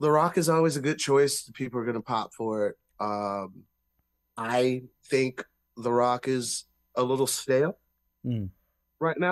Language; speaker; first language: English; native; English